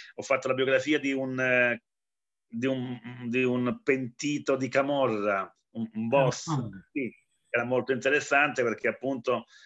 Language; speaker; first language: Italian; native; Italian